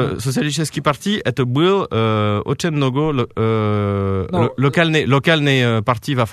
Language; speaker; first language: Russian; non-native, fluent; French